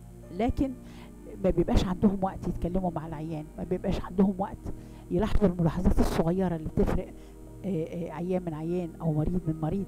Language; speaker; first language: Arabic; native; Arabic